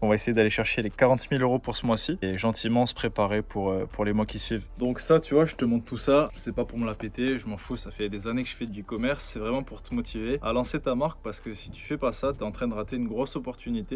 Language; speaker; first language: French; native; French